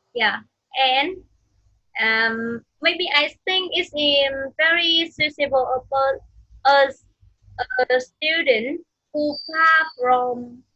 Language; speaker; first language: English; non-native, fluent; Vietnamese